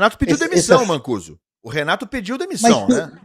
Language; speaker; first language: Portuguese; native; Portuguese